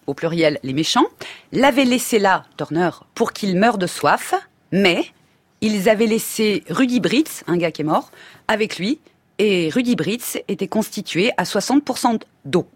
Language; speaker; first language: French; native; French